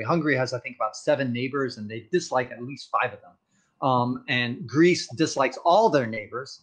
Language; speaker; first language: English; native; English